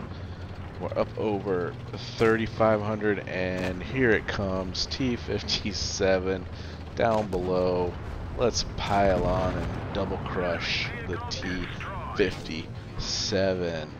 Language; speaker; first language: English; native; English